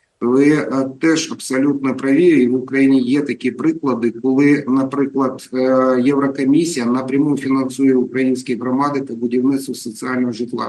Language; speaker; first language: Ukrainian; native; Ukrainian